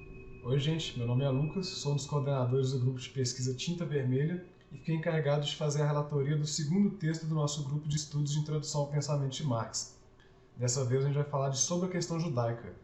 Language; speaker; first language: Portuguese; native; Portuguese